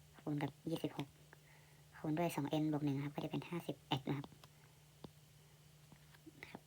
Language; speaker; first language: Thai; native; Thai